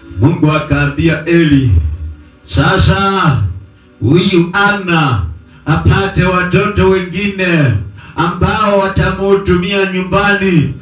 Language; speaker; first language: Swahili; native; Swahili